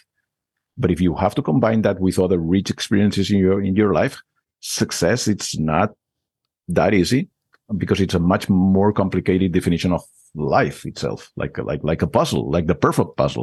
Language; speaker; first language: English; non-native, fluent; Spanish